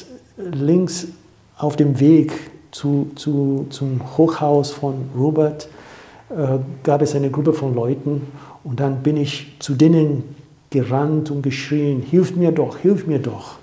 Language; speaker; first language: German; non-native, fluent; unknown